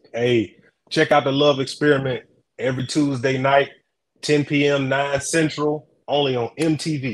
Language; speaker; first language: English; native; English